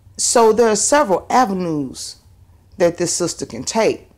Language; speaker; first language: English; native; English